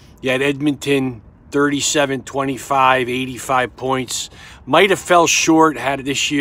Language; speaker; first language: English; native; English